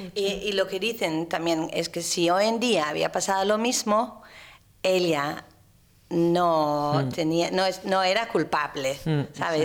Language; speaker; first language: Spanish; non-native, fluent; English